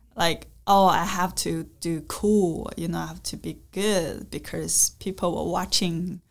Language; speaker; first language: English; non-native, learner; Chinese